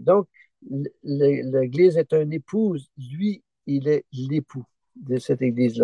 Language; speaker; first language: French; native; French